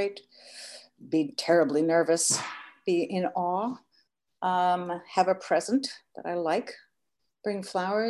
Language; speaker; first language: English; native; English